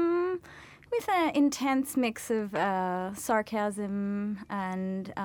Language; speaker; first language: English; non-native, fluent; Yiddish